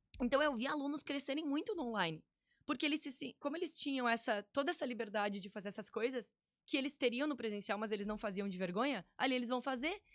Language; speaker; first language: Portuguese; native; Portuguese